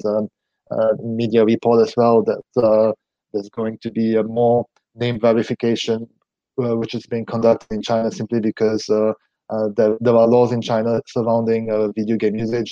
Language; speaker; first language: English; non-native, fluent; French